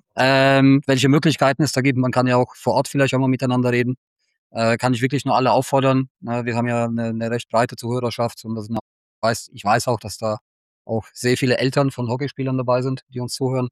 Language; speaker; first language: German; native; German